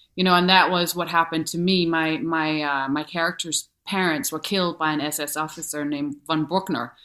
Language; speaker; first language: English; non-native, fluent; Danish